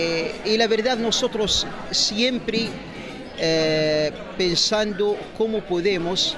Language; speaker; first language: Spanish; non-native, fluent; Arabic